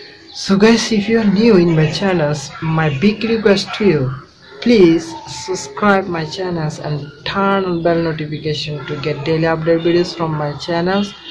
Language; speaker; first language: English; non-native, local second language; Bangla